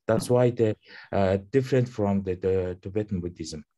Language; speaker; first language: English; non-native, learner; Mongolian